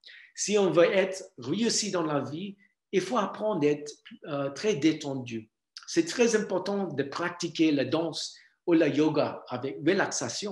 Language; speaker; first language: French; non-native, fluent; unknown